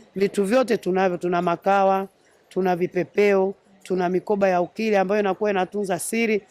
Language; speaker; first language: Swahili; native; Swahili